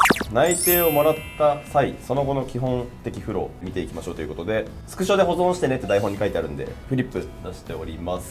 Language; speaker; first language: Japanese; native; Japanese